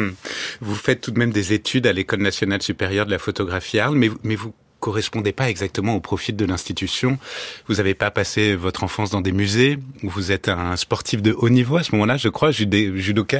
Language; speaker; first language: French; native; French